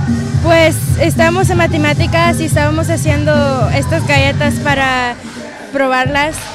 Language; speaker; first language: Spanish; early bilingual, heritage; Spanish